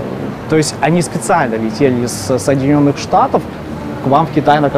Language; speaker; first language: Russian; native; Russian